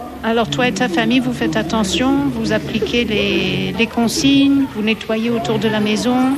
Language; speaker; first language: French; native; French